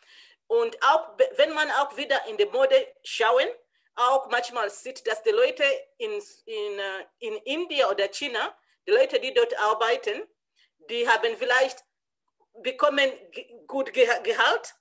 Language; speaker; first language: German; non-native, learner; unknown